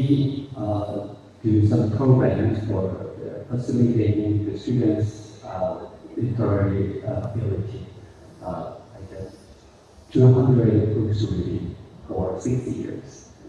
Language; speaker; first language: English; non-native, fluent; Korean